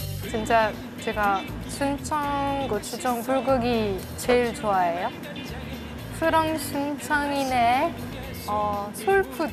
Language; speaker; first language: Korean; non-native, fluent; French